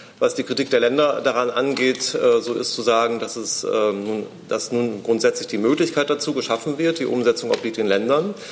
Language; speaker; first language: German; native; German